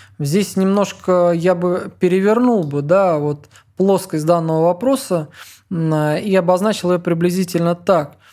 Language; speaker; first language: Russian; native; Russian